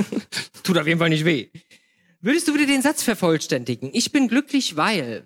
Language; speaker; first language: German; native; German